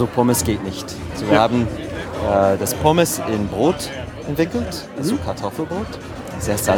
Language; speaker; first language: German; non-native, fluent; French